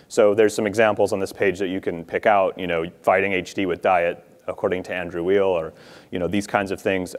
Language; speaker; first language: English; native; English